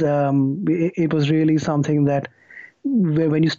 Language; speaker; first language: English; non-native, local second language; Bangla